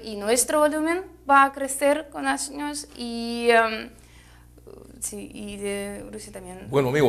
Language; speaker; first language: Spanish; non-native, fluent; Russian